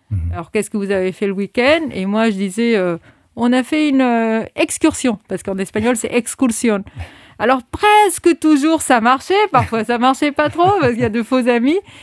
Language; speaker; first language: French; non-native, fluent; Spanish